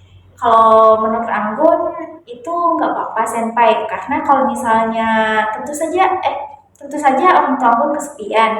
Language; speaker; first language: Indonesian; native; Indonesian